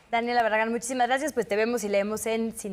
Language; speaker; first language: Spanish; native; Spanish